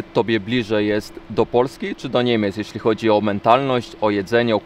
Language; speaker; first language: Polish; native; Polish